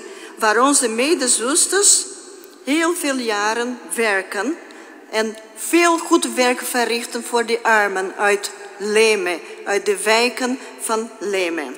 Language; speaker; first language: Dutch; non-native, fluent; Portuguese